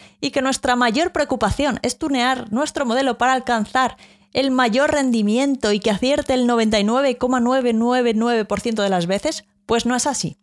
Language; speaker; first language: Spanish; native; Spanish